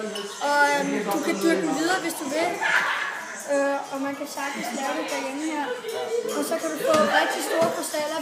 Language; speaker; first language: Danish; native; Danish